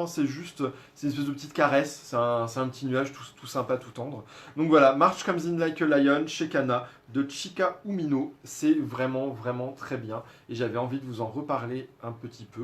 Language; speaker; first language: French; native; French